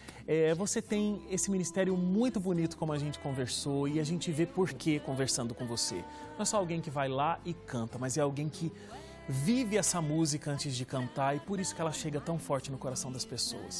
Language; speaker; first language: Portuguese; native; Portuguese